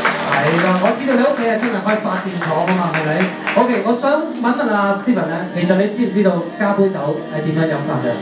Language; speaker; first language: Cantonese; native; Cantonese